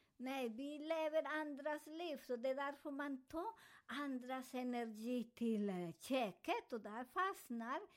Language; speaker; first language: Swedish; non-native, fluent; Spanish